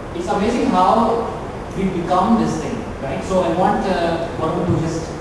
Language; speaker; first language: English; non-native, local second language; Kannada